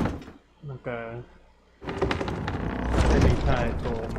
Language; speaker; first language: Japanese; non-native, learner; English